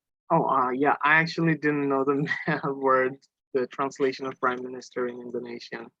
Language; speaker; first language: English; non-native, fluent; Bangla